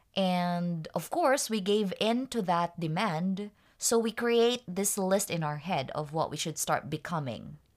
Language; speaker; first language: English; non-native, local second language; Waray